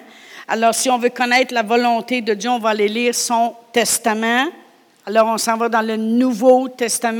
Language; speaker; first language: French; native; French